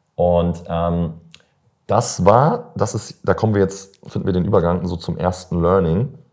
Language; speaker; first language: German; native; German